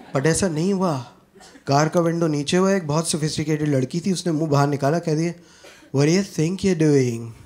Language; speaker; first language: Hindi; native; Hindi